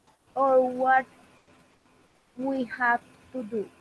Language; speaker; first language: English; non-native, learner; Spanish